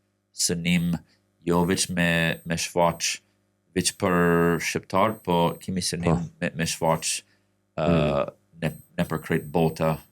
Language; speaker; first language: Albanian; non-native, fluent; English